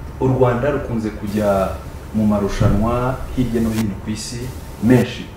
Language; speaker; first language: Kinyarwanda; early bilingual, heritage; Kinyarwanda